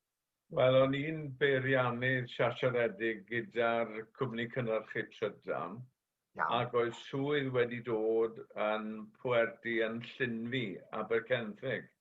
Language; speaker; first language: Welsh; native; Welsh